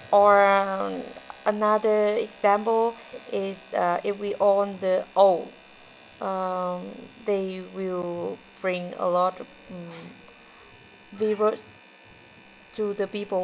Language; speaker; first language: English; non-native, learner; Vietnamese